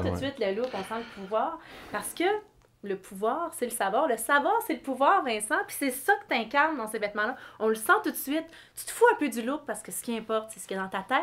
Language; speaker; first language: French; native; French